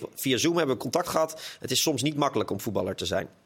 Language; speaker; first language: Dutch; native; Dutch